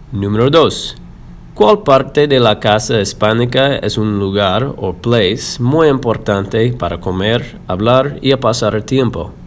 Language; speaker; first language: Spanish; non-native, fluent; English